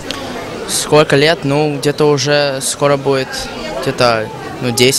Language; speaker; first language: Russian; early bilingual, heritage; Russian